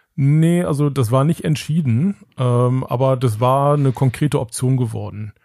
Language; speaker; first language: German; native; German